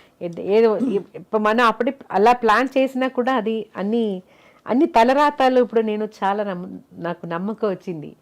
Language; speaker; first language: Telugu; non-native, local second language; Malayalam